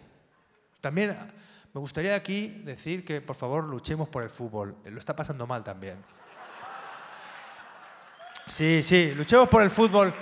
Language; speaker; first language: Spanish; native; Spanish